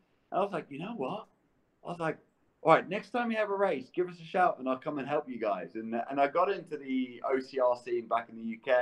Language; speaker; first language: English; native; English